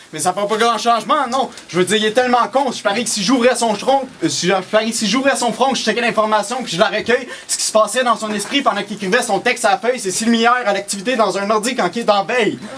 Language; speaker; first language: French; native; French